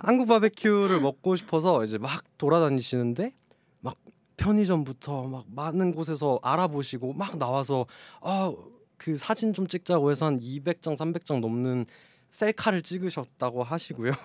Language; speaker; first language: Korean; native; Korean